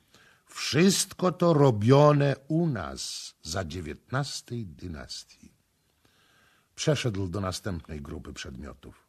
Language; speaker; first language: Polish; native; Polish